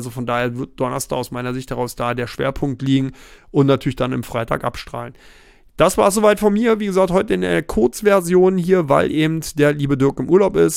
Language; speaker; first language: German; native; German